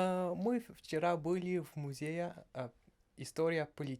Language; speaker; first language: Russian; non-native, learner; Dutch